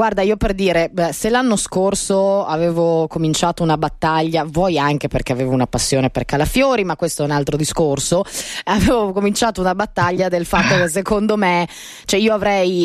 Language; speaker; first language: Italian; native; Italian